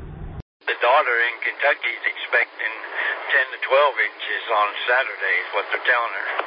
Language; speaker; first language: English; native; English